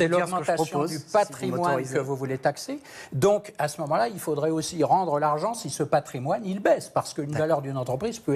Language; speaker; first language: French; native; French